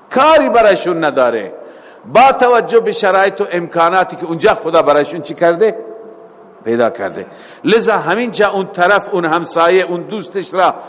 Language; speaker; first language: Persian; native; Persian